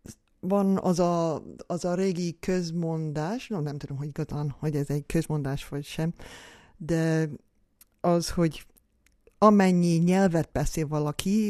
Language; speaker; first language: Hungarian; non-native, fluent; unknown